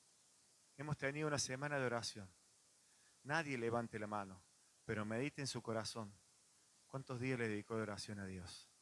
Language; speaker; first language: Spanish; native; Spanish